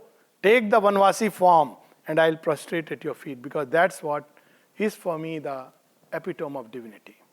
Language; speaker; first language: English; non-native, local second language; Hindi